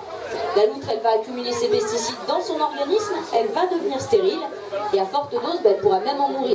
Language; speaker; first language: French; native; French